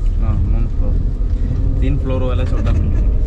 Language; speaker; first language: Hindi; non-native, local second language; Malayalam